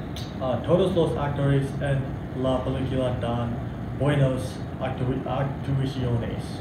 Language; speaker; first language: Spanish; non-native, learner; English